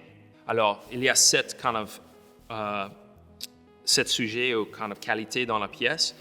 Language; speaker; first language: French; non-native, local second language; English